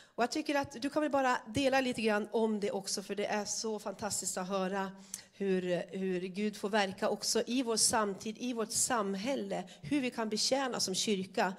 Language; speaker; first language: Swedish; native; Swedish